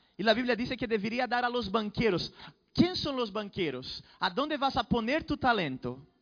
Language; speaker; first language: Spanish; non-native, fluent; Portuguese